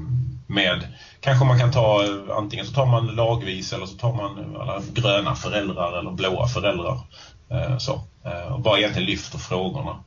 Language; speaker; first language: Swedish; native; Swedish